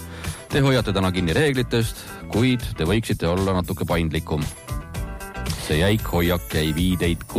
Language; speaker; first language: Estonian; native; Estonian